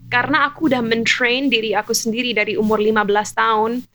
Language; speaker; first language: Indonesian; early bilingual, other home language; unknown